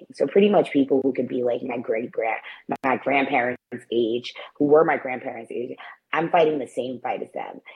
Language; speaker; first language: English; native; English